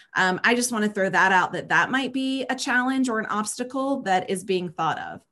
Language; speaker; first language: English; native; English